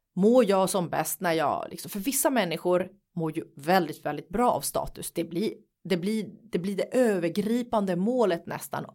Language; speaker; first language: Swedish; native; Swedish